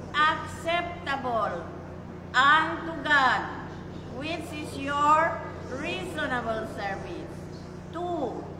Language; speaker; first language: English; non-native, local second language; Chavacano